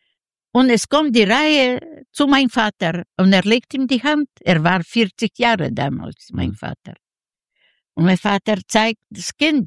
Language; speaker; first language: German; non-native, learner; Yiddish